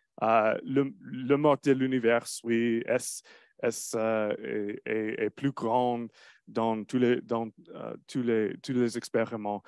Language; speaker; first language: French; non-native, learner; English